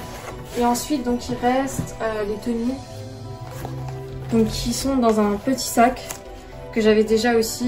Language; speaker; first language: French; native; French